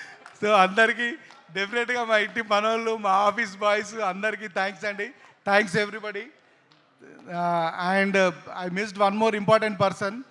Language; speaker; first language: Telugu; native; Telugu